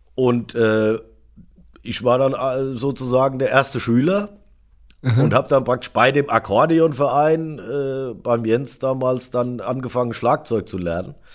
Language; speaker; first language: German; native; German